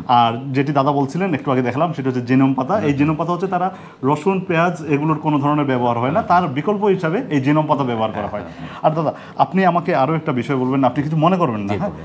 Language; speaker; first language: Bangla; native; Bangla